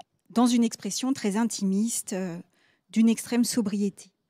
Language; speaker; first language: French; native; French